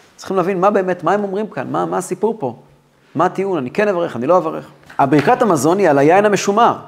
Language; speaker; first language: Hebrew; native; Hebrew